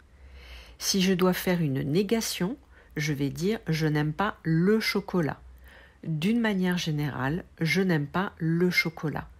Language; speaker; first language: French; native; French